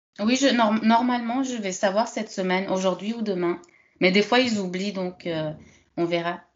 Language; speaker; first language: French; early bilingual, other home language; Spanish